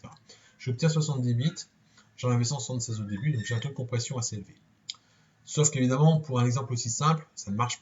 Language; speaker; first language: French; native; French